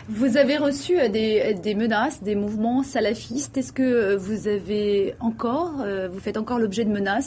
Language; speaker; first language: French; native; French